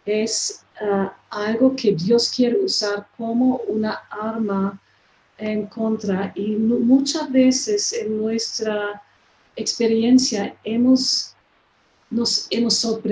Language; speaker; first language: Spanish; non-native, fluent; German